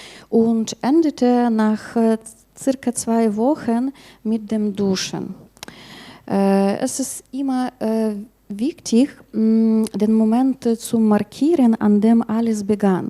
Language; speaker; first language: German; non-native, learner; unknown